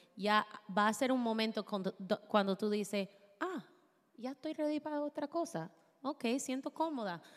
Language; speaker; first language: Spanish; non-native, fluent; English